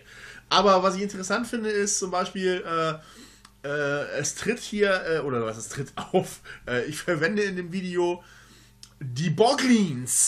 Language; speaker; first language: German; native; German